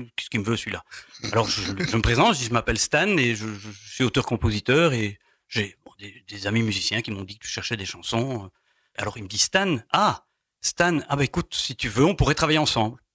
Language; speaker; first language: French; native; French